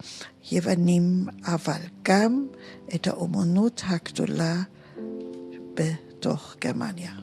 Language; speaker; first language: Hebrew; non-native, fluent; German